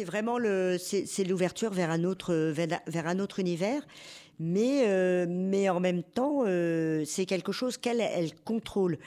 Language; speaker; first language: French; native; French